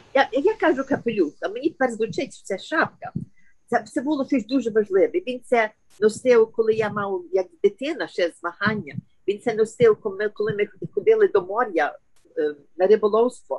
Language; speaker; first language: Ukrainian; early bilingual, heritage; Ukrainian